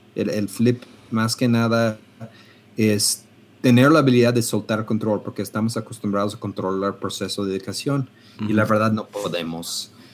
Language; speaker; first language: Spanish; non-native, fluent; English